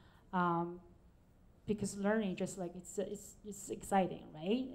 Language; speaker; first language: English; non-native, fluent; Chinese